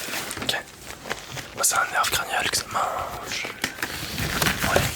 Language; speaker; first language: French; native; French